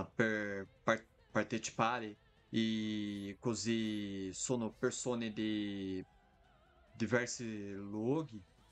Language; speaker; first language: Italian; non-native, learner; Portuguese